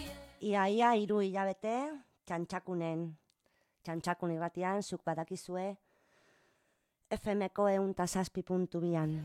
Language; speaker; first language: Basque; non-native, local second language; Spanish